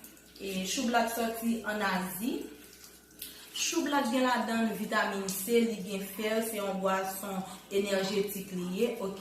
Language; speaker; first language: French; non-native, learner; Haitian Creole